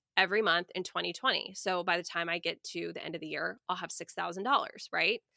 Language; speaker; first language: English; native; English